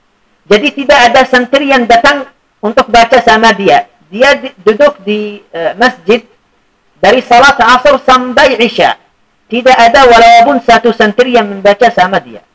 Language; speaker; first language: Indonesian; non-native, fluent; Arabic